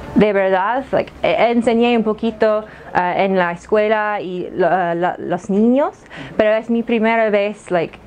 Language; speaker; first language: Spanish; non-native, fluent; English